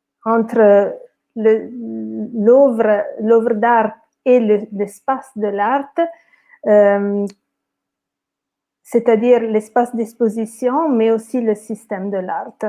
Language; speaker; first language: French; non-native, fluent; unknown